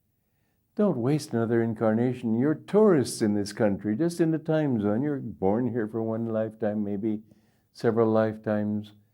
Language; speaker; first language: English; native; English